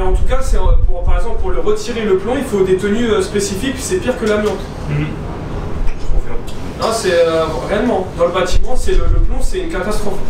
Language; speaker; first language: French; native; French